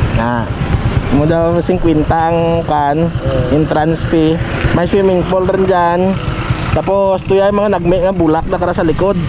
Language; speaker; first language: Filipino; non-native, local second language; Hiligaynon